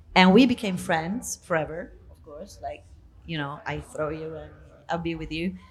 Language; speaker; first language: English; non-native, fluent; Italian